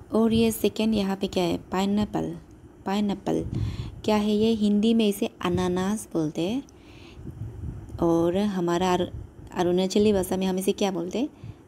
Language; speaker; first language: Hindi; non-native, local second language; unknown